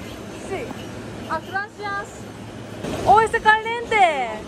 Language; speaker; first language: Spanish; non-native, learner; Turkish